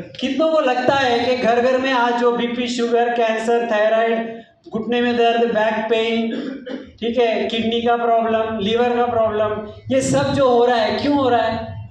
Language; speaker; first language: Hindi; native; Hindi